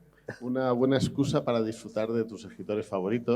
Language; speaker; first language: Spanish; native; Spanish